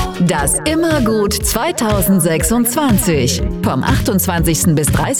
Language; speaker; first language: German; native; German